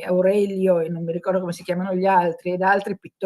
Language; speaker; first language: Italian; native; Italian